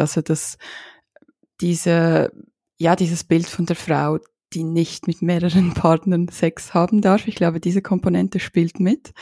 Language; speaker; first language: German; native; German